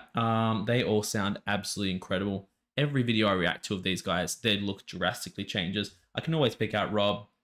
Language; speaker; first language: English; native; English